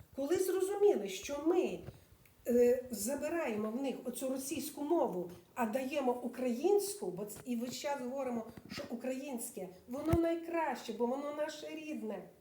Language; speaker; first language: Ukrainian; native; Ukrainian